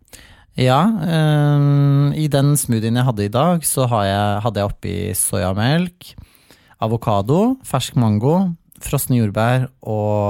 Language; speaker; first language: Norwegian; native; Norwegian